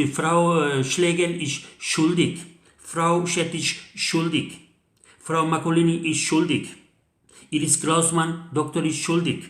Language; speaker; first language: German; non-native, learner; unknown